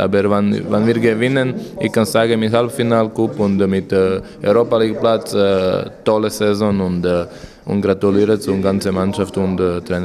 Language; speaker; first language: German; non-native, learner; Croatian